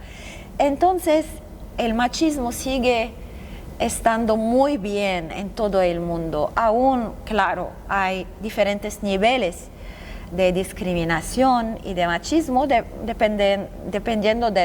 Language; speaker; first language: Spanish; non-native, fluent; Arabic